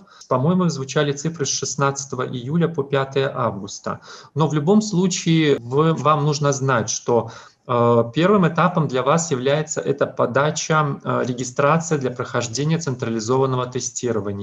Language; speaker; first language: Russian; native; Russian